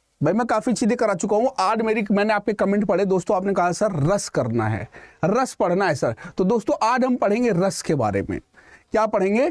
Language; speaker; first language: Hindi; native; Hindi